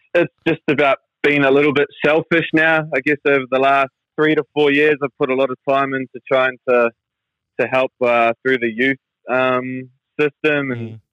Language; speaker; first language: English; native; English